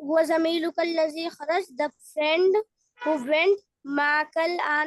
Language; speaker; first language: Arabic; non-native, learner; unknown